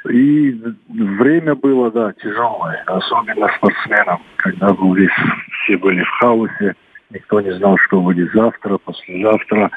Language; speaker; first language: Russian; non-native, local second language; Ossetic